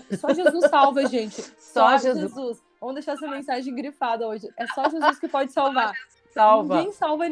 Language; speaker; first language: Portuguese; native; Portuguese